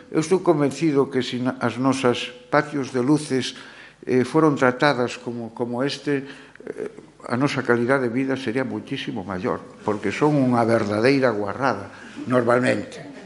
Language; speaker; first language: Galician; non-native, local second language; Spanish